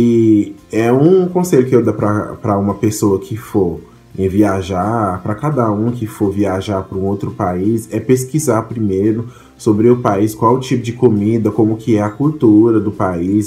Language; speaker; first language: Portuguese; non-native, fluent; Haitian Creole